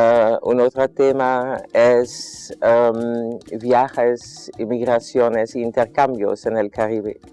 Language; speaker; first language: Spanish; non-native, fluent; Dutch